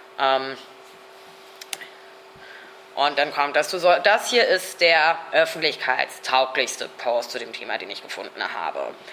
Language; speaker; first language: German; native; German